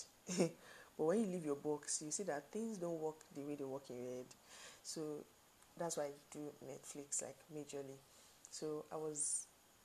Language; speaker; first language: English; non-native, local second language; Yoruba